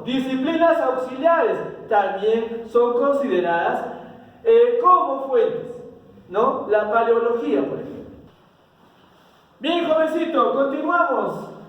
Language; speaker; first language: Spanish; native; Spanish